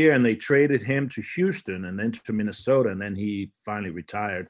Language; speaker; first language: English; non-native, fluent; Danish